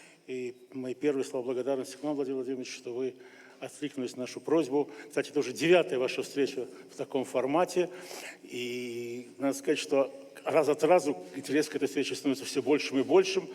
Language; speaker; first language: Russian; native; Russian